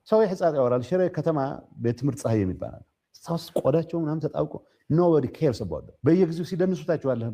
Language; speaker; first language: Amharic; non-native, local second language; Tigrinya